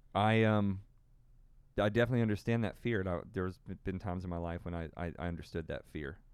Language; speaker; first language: English; native; English